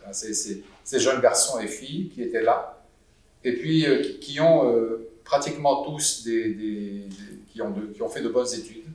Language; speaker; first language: French; non-native, local second language; Arabic